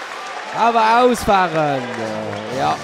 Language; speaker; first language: German; non-native, local second language; Luxembourgish